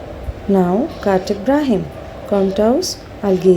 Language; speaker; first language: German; non-native, learner; Hindi